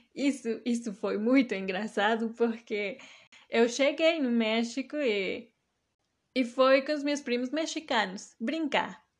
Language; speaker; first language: Portuguese; early bilingual, heritage; Portuguese